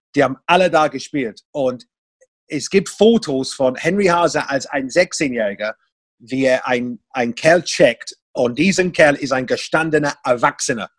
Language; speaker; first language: German; non-native, fluent; English